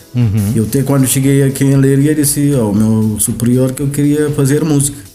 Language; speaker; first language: Portuguese; non-native, local second language; Kabuverdianu